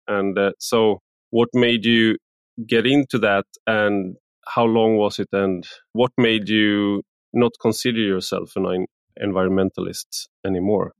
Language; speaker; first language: English; non-native, fluent; Swedish